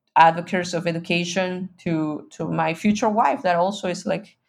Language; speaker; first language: English; non-native, fluent; Spanish